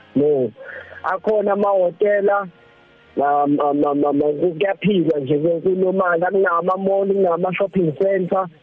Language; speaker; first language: Zulu; native; Zulu